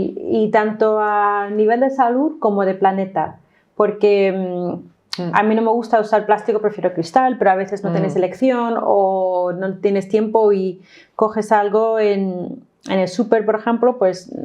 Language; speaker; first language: Spanish; non-native, fluent; English